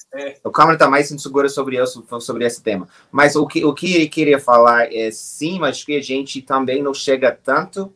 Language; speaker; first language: Portuguese; non-native, fluent; English